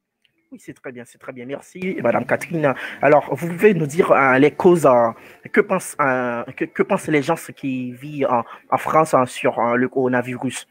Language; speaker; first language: French; non-native, fluent; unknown